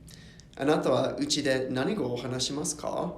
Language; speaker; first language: Japanese; non-native, learner; English